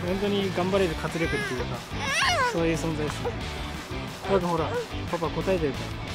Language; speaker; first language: Japanese; native; Japanese